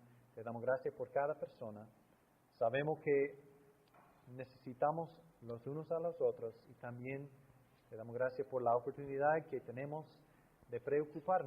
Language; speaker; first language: Spanish; non-native, fluent; English